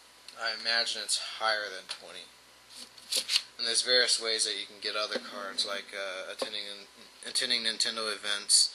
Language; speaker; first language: English; native; English